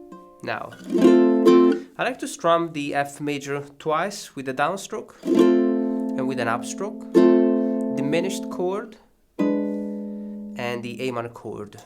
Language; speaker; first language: English; non-native, fluent; Italian